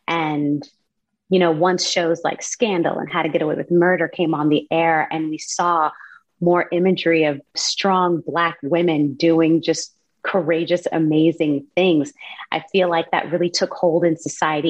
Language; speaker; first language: English; native; English